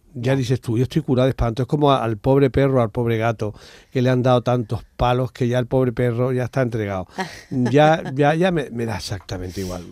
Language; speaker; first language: Spanish; native; Spanish